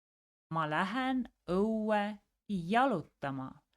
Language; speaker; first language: Estonian; non-native, local second language; Russian